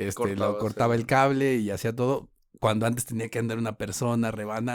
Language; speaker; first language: Spanish; native; Spanish